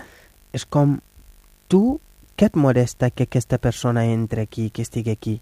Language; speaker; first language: Catalan; non-native, fluent; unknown